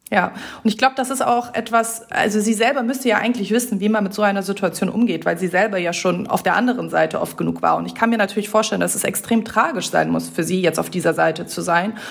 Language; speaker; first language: German; early bilingual, other home language; Persian